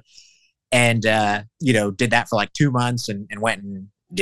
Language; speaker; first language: English; native; English